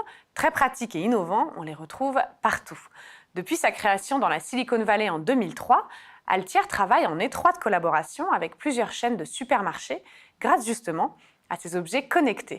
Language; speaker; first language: French; native; French